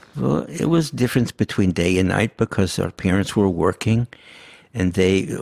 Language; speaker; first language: English; early bilingual, other home language; Yiddish